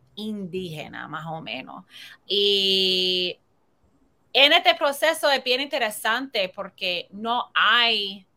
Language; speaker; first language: Spanish; early bilingual, heritage; Spanish